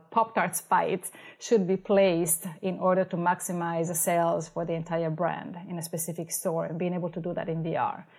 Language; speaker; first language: English; non-native, fluent; Italian